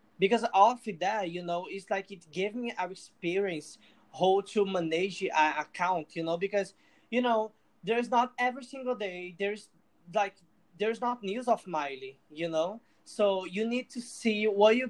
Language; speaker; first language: English; non-native, fluent; Portuguese